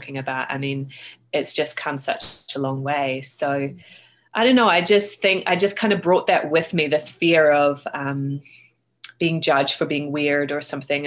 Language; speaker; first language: English; native; English